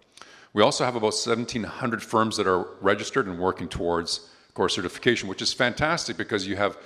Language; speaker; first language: English; native; English